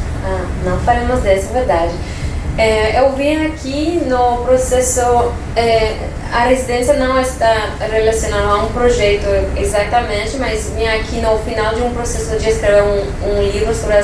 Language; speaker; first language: Portuguese; non-native, fluent; French